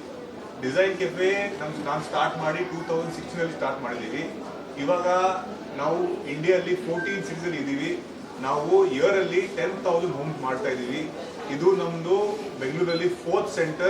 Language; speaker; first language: Kannada; non-native, local second language; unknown